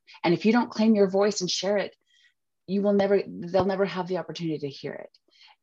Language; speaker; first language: English; native; English